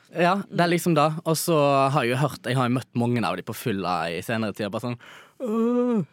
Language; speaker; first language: Norwegian; native; Norwegian